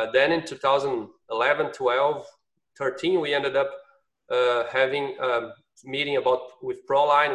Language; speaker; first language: English; non-native, fluent; Portuguese